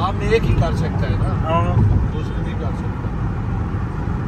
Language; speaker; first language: Hindi; non-native, learner; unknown